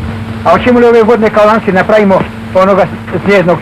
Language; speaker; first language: Bosnian; native; Bosnian